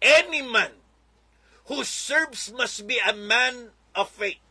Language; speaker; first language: English; non-native, local second language; Filipino